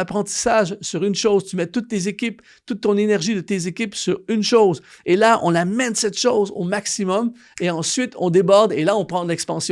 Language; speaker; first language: French; native; French